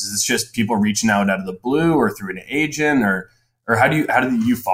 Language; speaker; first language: English; native; English